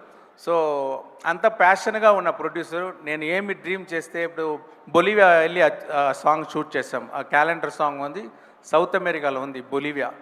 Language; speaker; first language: Telugu; non-native, learner; Tamil